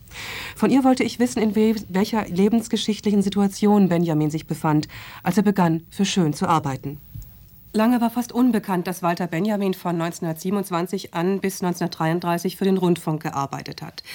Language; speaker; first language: German; native; German